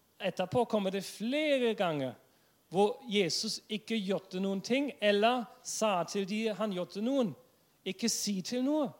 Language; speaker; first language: Norwegian; non-native, fluent; English